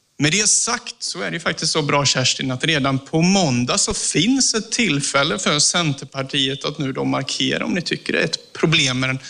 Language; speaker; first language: Swedish; native; Swedish